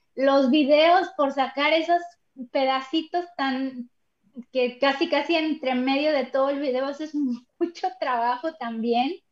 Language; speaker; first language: Spanish; native; Spanish